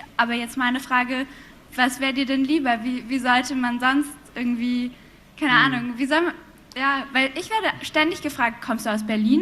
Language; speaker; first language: German; native; German